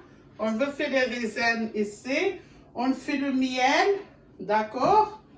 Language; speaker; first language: French; non-native, learner; Arabic